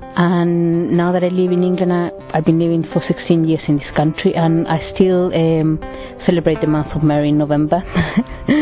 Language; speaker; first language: English; non-native, fluent; Spanish